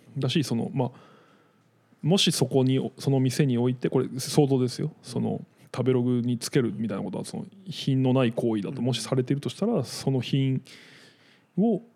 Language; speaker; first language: Japanese; native; Japanese